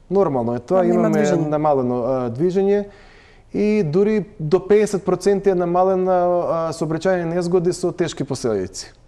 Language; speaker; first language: Macedonian; native; Macedonian